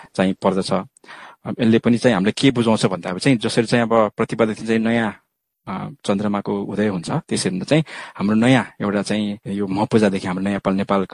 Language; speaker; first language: Nepali; non-native, local second language; Newari